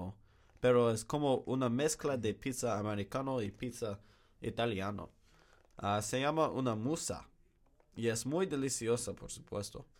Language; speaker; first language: Spanish; non-native, learner; English